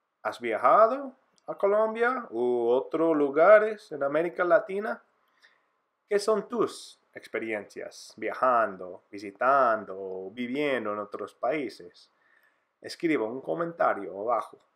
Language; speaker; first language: Spanish; non-native, fluent; English